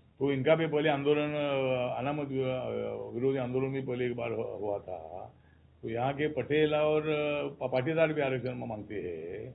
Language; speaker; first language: Hindi; non-native, local second language; Marathi